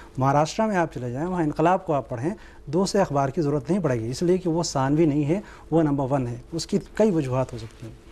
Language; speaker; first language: Urdu; native; Urdu